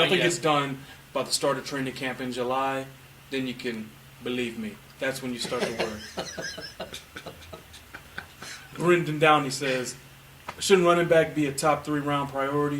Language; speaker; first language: English; native; English